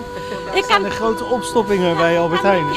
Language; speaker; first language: Dutch; native; Dutch